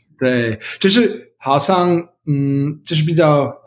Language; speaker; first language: Chinese; non-native, learner; English